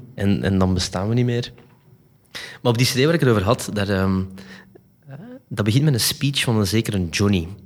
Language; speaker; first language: Dutch; native; Dutch